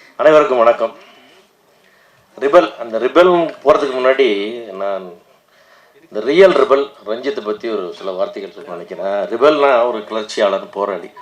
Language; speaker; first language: Tamil; native; Tamil